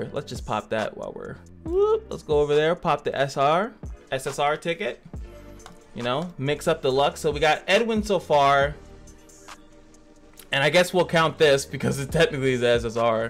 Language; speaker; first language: English; native; English